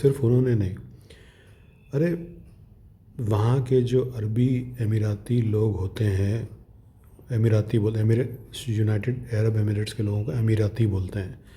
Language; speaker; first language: Hindi; native; Hindi